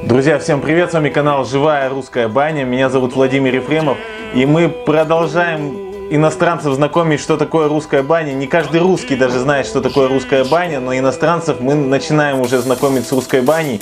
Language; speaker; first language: Russian; native; Russian